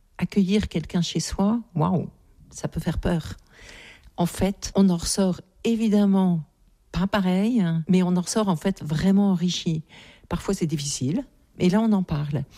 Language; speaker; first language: French; native; French